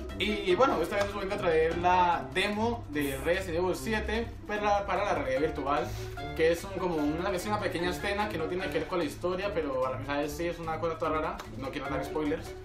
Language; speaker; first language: Spanish; native; Spanish